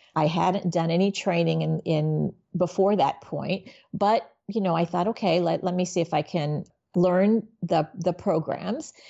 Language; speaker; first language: English; native; English